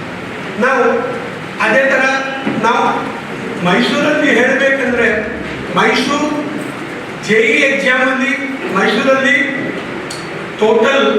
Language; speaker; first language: Kannada; non-native, local second language; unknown